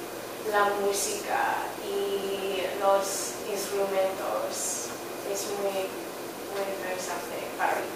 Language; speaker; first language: Spanish; non-native, learner; English